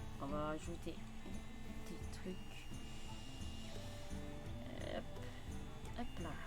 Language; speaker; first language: French; native; French